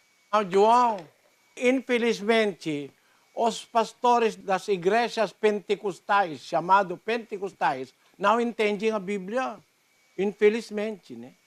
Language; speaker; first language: Portuguese; non-native, learner; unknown